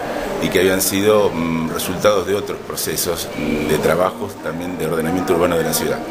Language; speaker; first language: Spanish; native; Spanish